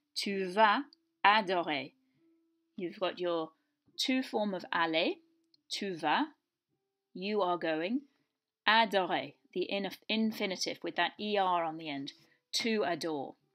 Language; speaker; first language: English; native; English